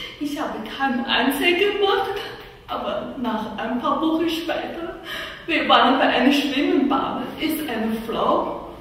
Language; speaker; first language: German; non-native, learner; Chinese